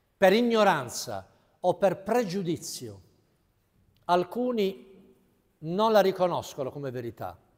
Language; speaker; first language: Italian; native; Italian